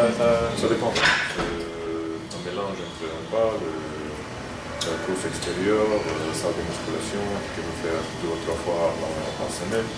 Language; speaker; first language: French; non-native, fluent; Croatian